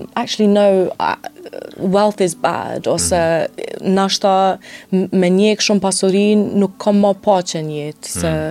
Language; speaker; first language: Albanian; early bilingual, heritage; Albanian